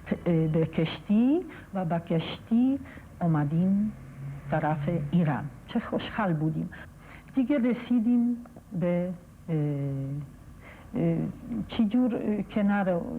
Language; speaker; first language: Persian; non-native, fluent; Polish